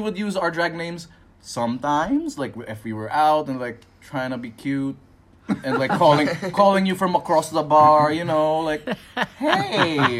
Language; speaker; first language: English; non-native, local second language; Filipino